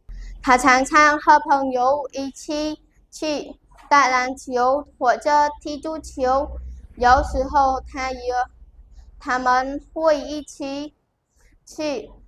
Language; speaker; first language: Chinese; non-native, learner; Khmer